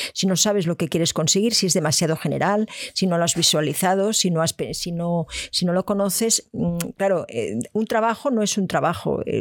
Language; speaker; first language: Spanish; native; Spanish